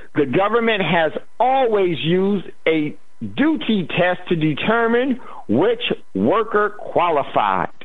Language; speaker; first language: English; native; English